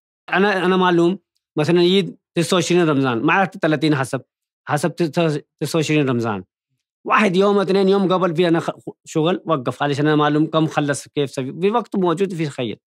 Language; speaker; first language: Arabic; non-native, learner; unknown